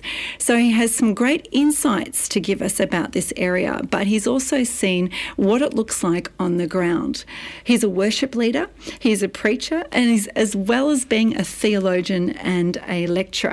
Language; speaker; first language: English; native; English